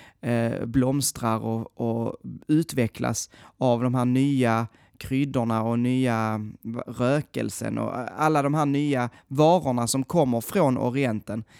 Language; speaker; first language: Swedish; native; Swedish